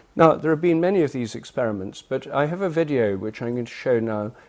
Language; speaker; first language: English; native; English